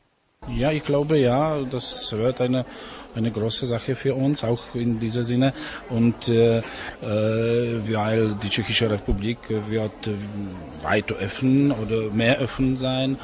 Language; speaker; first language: German; non-native, learner; Czech